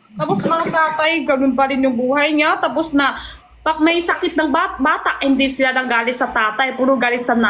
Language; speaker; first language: Filipino; non-native, local second language; Cebuano